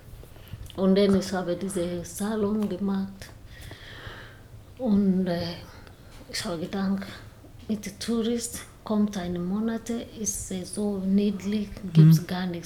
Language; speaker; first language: German; non-native, learner; Swahili